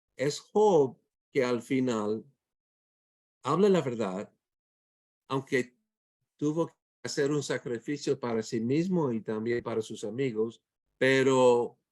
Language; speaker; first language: Spanish; non-native, fluent; English